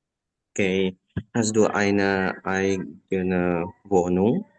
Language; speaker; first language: German; non-native, learner; Indonesian